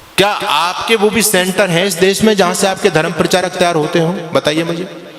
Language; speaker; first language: Hindi; native; Hindi